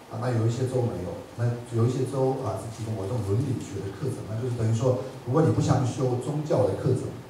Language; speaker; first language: Chinese; non-native, fluent; German